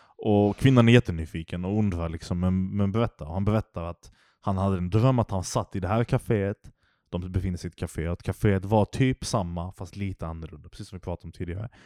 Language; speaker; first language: Swedish; early bilingual, other home language; Turkish